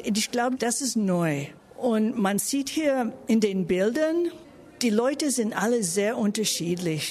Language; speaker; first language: German; non-native, fluent; English